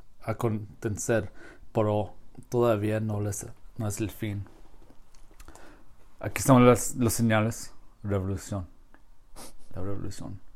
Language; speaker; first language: Spanish; non-native, learner; English